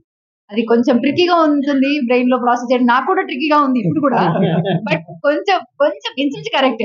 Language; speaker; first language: Telugu; non-native, local second language; Malayalam